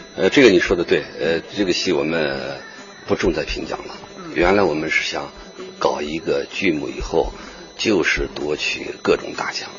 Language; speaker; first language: Chinese; native; Chinese